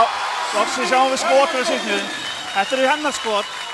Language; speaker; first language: Icelandic; native; Icelandic